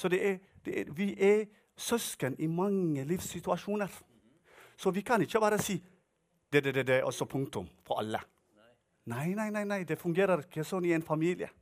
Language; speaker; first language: Norwegian; non-native, fluent; Tigrinya